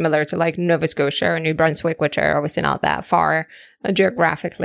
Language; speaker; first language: English; native; English